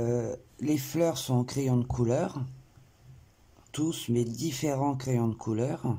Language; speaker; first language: French; native; French